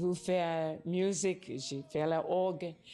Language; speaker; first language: French; non-native, learner; English